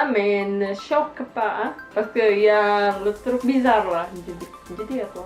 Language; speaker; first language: French; non-native, learner; Indonesian